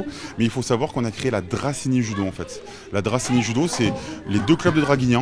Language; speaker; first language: French; native; French